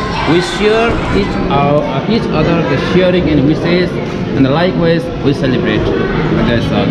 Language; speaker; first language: English; non-native, learner; Nepali